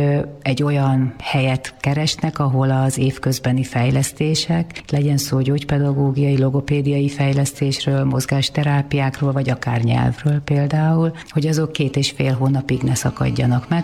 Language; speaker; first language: Hungarian; native; Hungarian